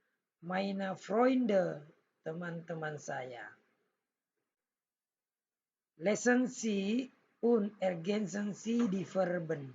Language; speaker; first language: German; non-native, fluent; Indonesian